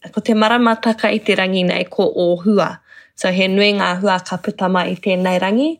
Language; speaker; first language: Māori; non-native, local second language; English